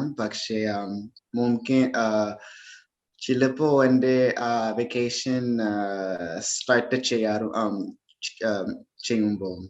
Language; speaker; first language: Malayalam; non-native, learner; English